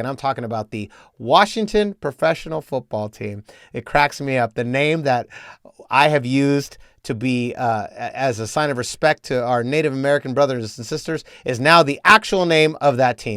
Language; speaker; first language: English; native; English